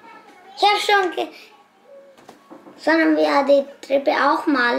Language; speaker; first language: German; non-native, learner; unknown